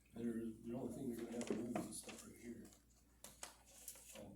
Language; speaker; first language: English; native; English